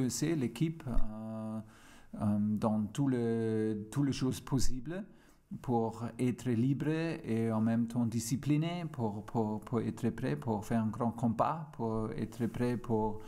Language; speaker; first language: French; non-native, fluent; German